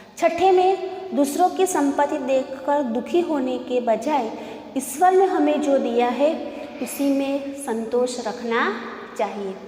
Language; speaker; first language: Hindi; non-native, local second language; Gujarati